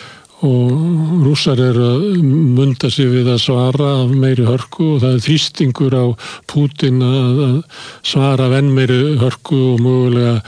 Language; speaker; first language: Icelandic; native; Icelandic